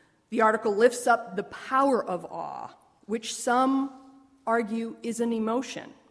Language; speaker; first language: English; native; English